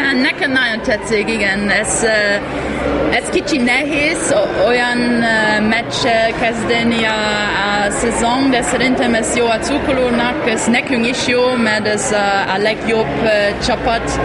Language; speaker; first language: Hungarian; non-native, learner; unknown